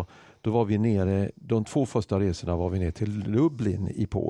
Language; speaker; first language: Swedish; native; Swedish